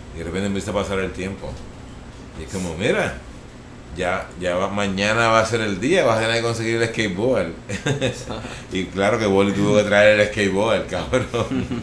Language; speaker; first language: Spanish; native; Spanish